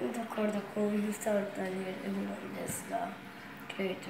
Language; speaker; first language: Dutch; non-native, local second language; Papiamento